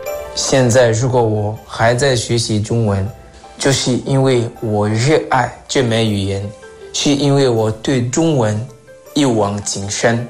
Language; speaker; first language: Chinese; non-native, fluent; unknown